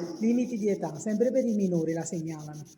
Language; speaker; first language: Italian; native; Italian